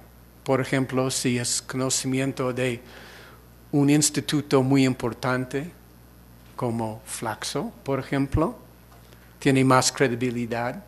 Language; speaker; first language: Spanish; non-native, fluent; English